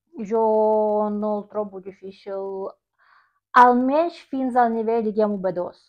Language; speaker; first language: Catalan; non-native, fluent; Russian